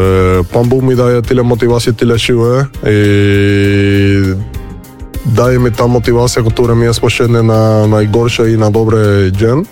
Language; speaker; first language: Polish; non-native, learner; Spanish